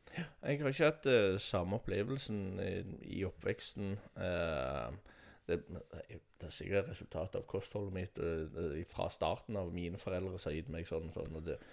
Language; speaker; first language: Norwegian; native; Norwegian